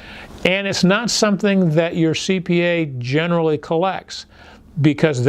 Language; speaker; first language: English; native; English